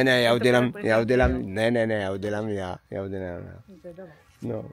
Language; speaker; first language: Czech; non-native, learner; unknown